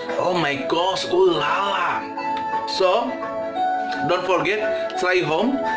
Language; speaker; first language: English; non-native, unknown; Indonesian